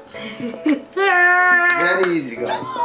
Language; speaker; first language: English; non-native, learner; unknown